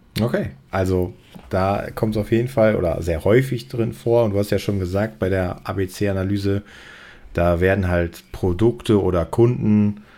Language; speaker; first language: German; native; German